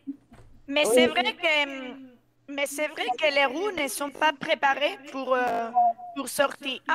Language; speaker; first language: French; non-native, fluent; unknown